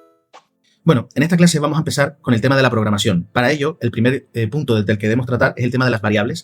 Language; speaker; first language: Spanish; native; Spanish